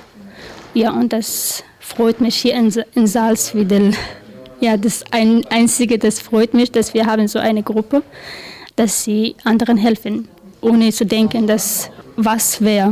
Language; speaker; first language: German; non-native, learner; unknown